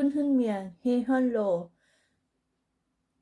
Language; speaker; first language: Korean; non-native, learner; Thai